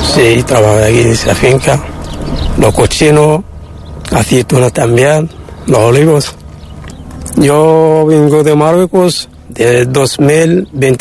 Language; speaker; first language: Spanish; non-native, learner; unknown